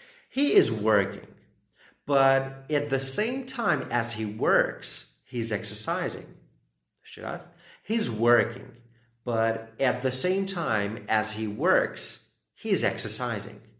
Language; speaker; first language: English; non-native, fluent; Slovak